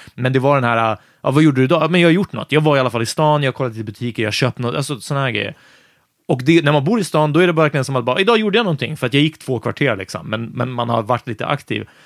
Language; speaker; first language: Swedish; native; Swedish